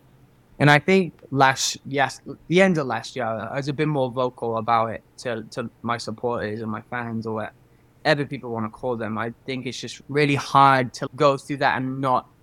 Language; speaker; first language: English; native; English